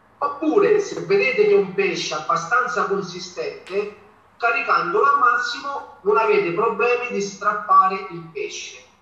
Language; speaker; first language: Italian; native; Italian